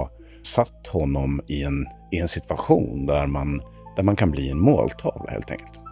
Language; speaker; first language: Swedish; native; Swedish